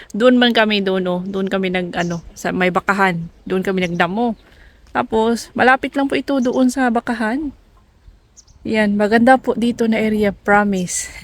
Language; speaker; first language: Filipino; non-native, local second language; Cebuano